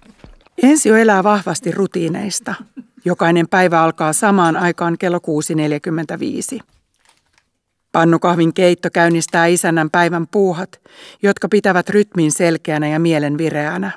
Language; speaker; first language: Finnish; native; Finnish